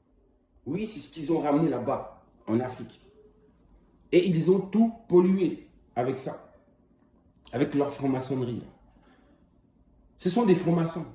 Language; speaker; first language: French; non-native, local second language; Kongo